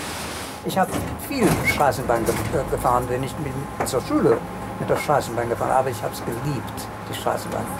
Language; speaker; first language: German; early bilingual, heritage; German